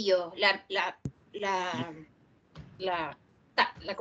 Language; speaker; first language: Italian; non-native, learner; Spanish